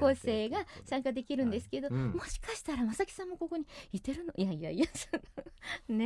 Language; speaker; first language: Japanese; native; Japanese